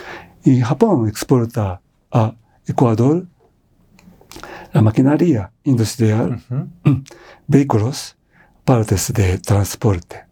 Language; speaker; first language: Spanish; non-native, fluent; Japanese